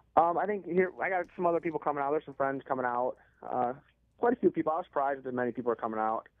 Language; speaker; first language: English; native; English